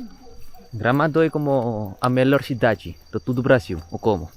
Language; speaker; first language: Portuguese; non-native, learner; Indonesian